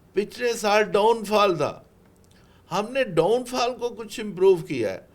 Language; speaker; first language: Urdu; non-native, local second language; Punjabi